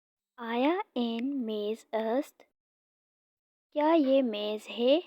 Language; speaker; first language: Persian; non-native, fluent; Urdu